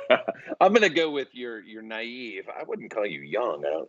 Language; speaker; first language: English; native; English